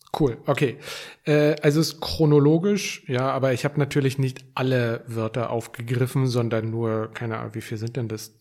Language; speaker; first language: German; native; German